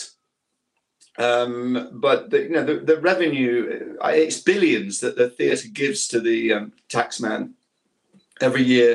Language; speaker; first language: English; native; English